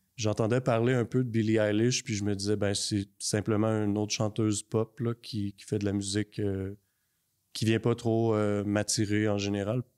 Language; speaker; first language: French; native; French